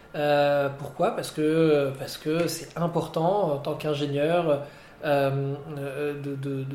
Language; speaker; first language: French; non-native, local second language; Arabic